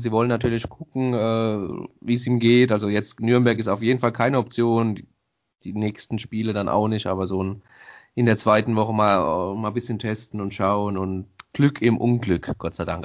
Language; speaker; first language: German; native; German